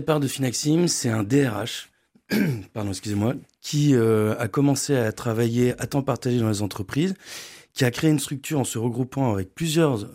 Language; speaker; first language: French; native; French